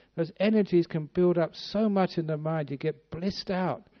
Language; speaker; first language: English; native; English